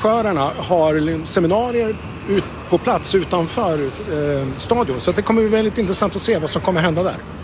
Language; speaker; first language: Swedish; native; Swedish